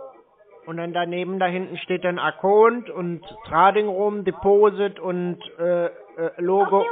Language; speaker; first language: German; native; German